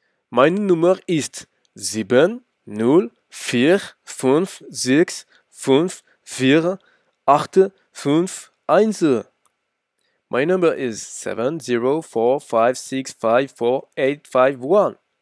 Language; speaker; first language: German; non-native, learner; French